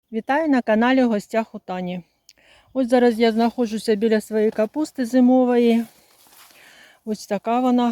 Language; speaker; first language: Ukrainian; native; Ukrainian